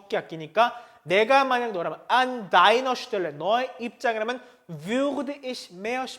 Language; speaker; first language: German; non-native, fluent; Korean